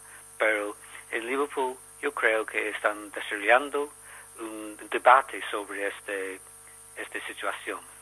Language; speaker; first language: Spanish; non-native, learner; English